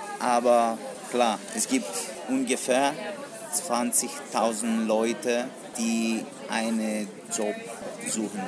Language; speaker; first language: German; non-native, learner; Greek